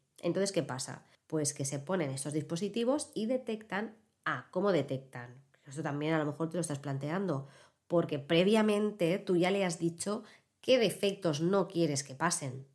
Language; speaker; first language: Spanish; native; Spanish